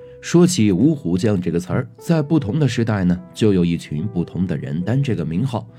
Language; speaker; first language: Chinese; native; Chinese